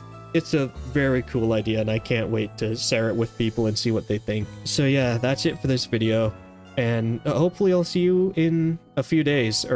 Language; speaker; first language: English; native; English